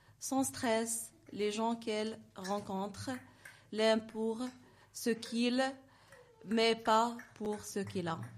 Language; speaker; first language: French; non-native, learner; Arabic